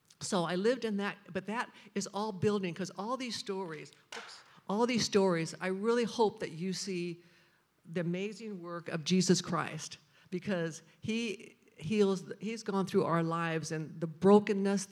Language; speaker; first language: English; native; English